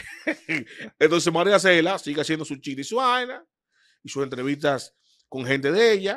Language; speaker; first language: Spanish; native; Spanish